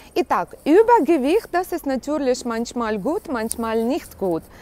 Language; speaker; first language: German; non-native, fluent; Russian